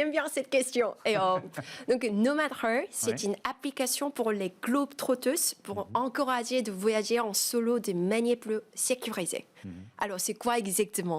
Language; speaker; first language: French; non-native, fluent; Korean